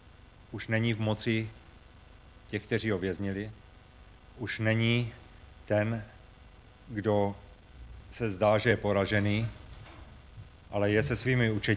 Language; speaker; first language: Czech; native; Czech